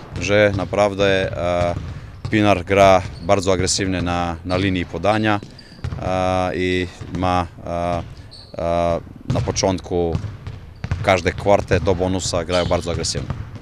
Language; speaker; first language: Polish; non-native, learner; Macedonian